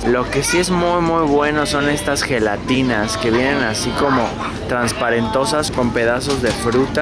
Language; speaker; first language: Spanish; native; Spanish